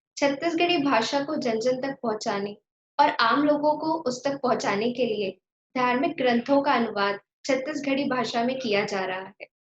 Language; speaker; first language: Hindi; native; Hindi